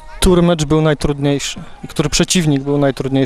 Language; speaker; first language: Polish; native; Polish